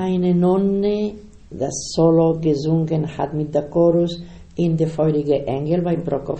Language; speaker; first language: German; non-native, learner; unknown